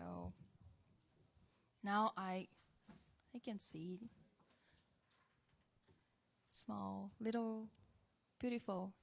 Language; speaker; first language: English; non-native, learner; Japanese